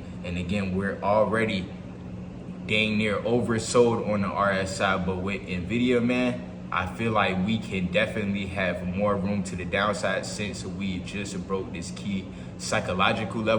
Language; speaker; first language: English; native; English